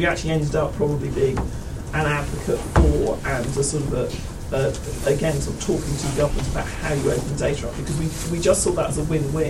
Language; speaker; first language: English; native; English